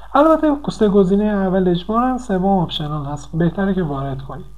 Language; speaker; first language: Persian; native; Persian